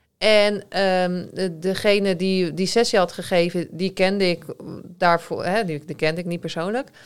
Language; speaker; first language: Dutch; native; Dutch